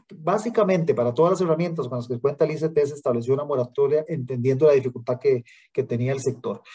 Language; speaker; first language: Spanish; native; Spanish